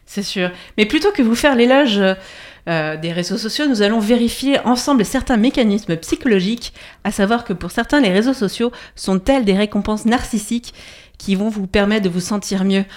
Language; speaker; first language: French; native; French